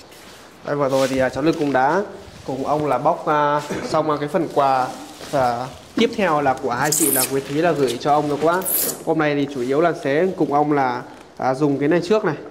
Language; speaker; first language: Vietnamese; native; Vietnamese